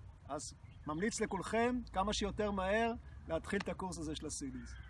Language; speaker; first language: Hebrew; native; Hebrew